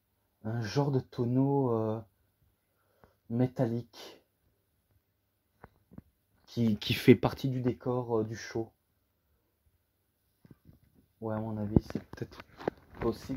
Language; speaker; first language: French; native; French